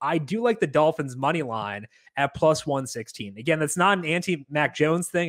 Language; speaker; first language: English; native; English